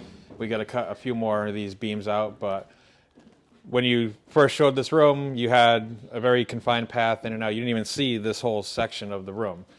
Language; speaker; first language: English; native; English